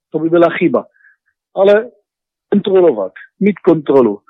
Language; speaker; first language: Czech; non-native, learner; Hebrew